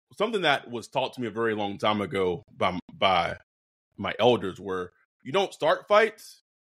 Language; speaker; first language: English; native; English